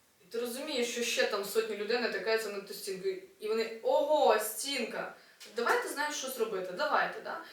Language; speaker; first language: Ukrainian; non-native, local second language; Russian